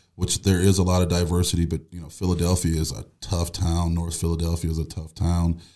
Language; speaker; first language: English; native; English